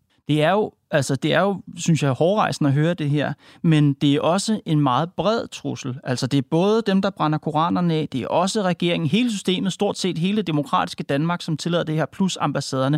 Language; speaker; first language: Danish; native; Danish